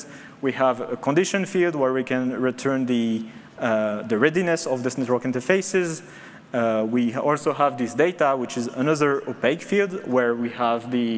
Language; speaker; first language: English; non-native, fluent; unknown